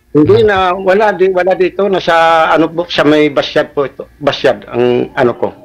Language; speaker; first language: Filipino; non-native, local second language; Waray